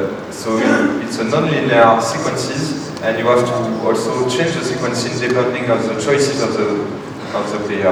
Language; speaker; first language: English; non-native, fluent; French